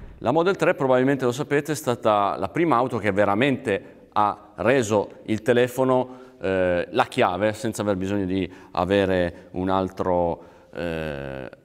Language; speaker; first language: Italian; native; Italian